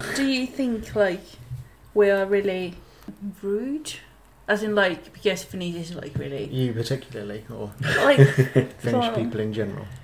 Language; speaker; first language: English; native; English